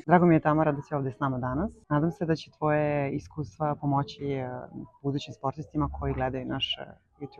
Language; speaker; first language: Croatian; native; Croatian